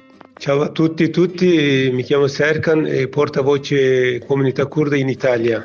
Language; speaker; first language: Italian; non-native, learner; Kurdish